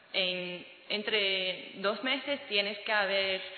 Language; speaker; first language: Spanish; non-native, fluent; English